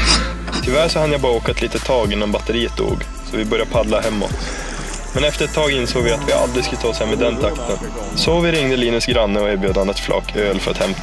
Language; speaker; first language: Swedish; native; Swedish